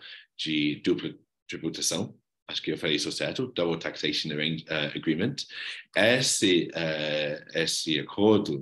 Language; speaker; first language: Portuguese; non-native, fluent; English